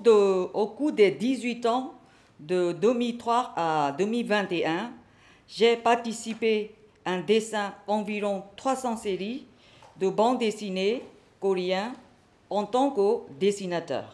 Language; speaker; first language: French; non-native, learner; Burmese